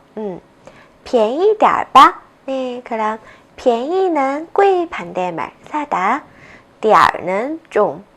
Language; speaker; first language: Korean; non-native, fluent; Chinese